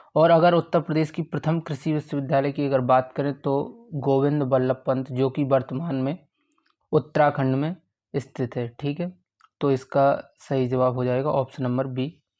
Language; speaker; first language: Hindi; native; Hindi